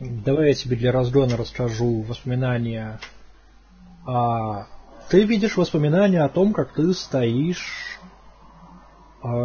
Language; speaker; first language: Russian; native; Russian